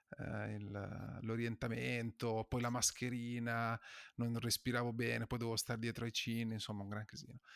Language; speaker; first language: Italian; native; Italian